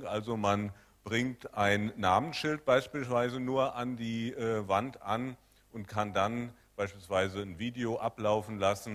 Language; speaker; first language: German; native; German